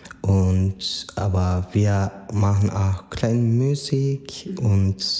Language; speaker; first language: German; non-native, learner; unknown